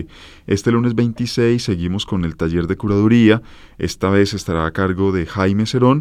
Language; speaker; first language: Spanish; native; Spanish